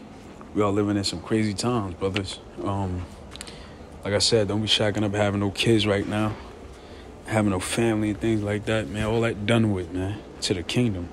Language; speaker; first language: English; native; English